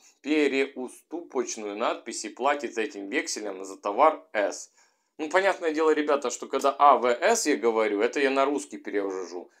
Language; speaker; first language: Russian; native; Russian